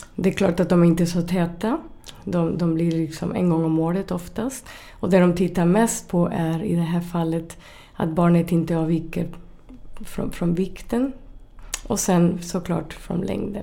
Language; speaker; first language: Swedish; non-native, fluent; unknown